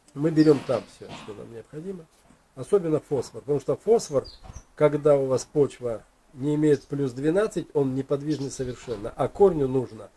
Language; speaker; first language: Russian; native; Russian